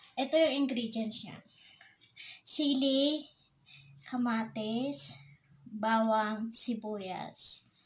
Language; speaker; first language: Filipino; non-native, local second language; Bikol